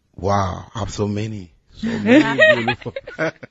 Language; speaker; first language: English; non-native, learner; Lingala